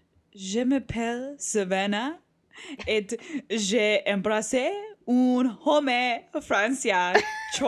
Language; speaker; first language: French; non-native, learner; English